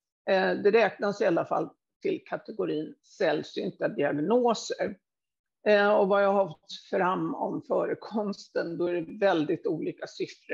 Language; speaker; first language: Swedish; native; Swedish